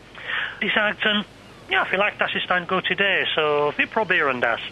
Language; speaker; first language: German; non-native, learner; English